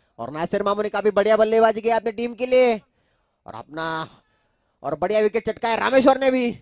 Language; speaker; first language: Hindi; non-native, local second language; Marathi